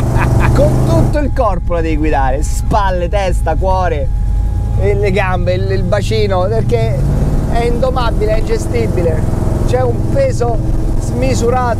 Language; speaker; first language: Italian; native; Italian